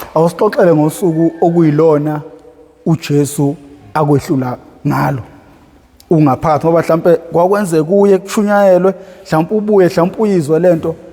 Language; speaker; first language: Zulu; native; Zulu